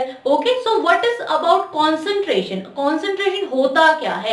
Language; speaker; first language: English; non-native, local second language; Hindi